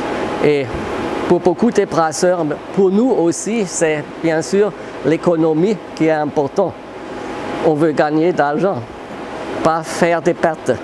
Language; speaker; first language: French; non-native, fluent; German